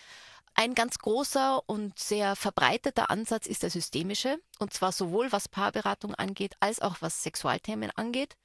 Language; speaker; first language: German; native; German